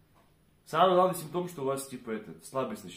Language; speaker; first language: Russian; native; Russian